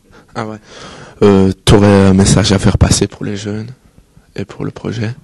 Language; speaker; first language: French; native; French